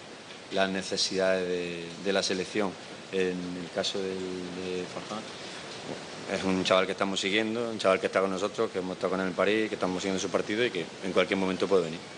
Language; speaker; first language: Spanish; native; Spanish